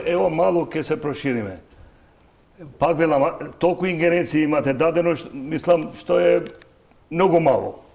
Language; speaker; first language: Macedonian; non-native, local second language; Albanian